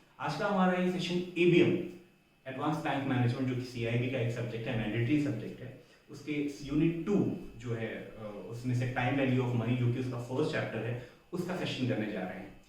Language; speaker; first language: Hindi; native; Hindi